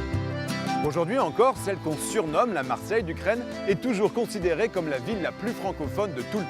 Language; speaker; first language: French; native; French